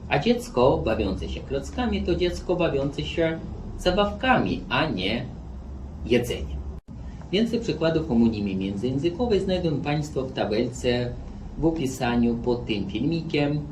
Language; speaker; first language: Polish; non-native, fluent; Belarusian